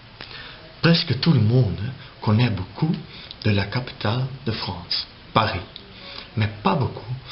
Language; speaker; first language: French; non-native, learner; Dutch